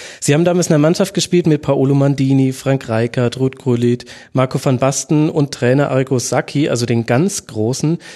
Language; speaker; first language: German; native; German